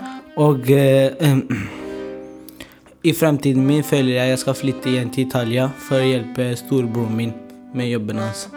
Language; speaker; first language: Norwegian; non-native, fluent; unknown